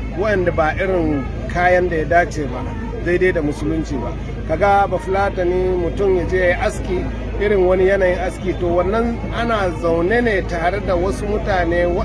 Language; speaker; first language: Hausa; non-native, local second language; Fula